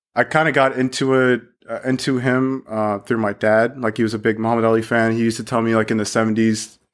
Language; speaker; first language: English; early bilingual, other home language; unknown